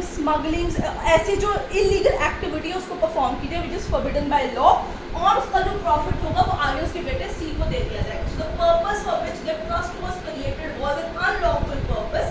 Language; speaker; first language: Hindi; native; Hindi